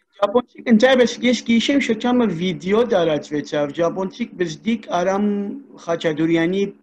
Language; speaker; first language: Armenian; native; Armenian